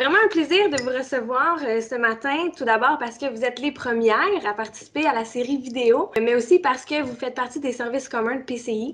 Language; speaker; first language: French; native; French